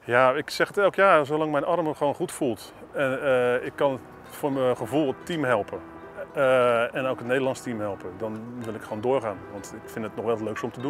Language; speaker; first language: Dutch; native; Dutch